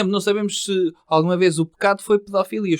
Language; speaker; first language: Portuguese; native; Portuguese